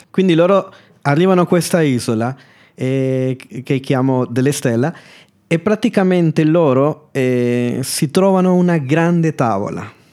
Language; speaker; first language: Italian; non-native, fluent; Spanish